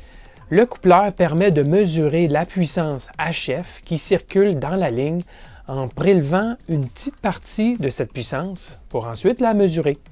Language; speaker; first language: French; native; French